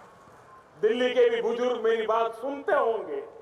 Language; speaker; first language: Hindi; non-native, local second language; Gujarati